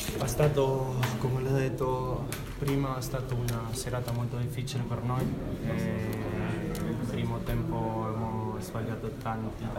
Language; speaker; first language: Italian; non-native, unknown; Spanish